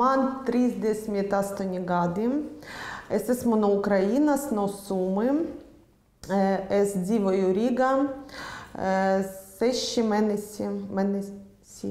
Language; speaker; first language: Latvian; non-native, learner; Russian